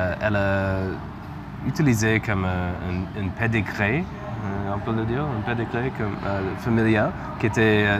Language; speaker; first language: French; non-native, learner; English